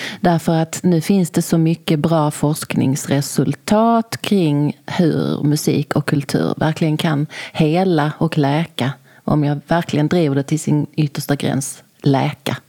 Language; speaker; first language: Swedish; native; Swedish